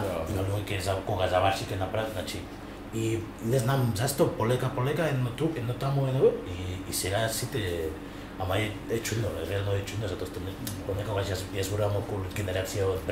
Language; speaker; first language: Macedonian; non-native, learner; Spanish